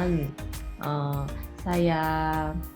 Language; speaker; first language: Indonesian; non-native, learner; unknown